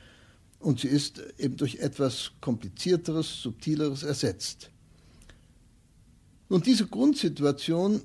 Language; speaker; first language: German; native; German